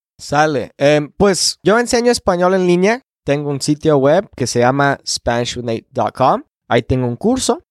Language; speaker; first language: Spanish; non-native, fluent; English